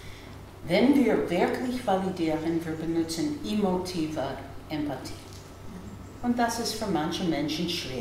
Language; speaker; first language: German; non-native, fluent; English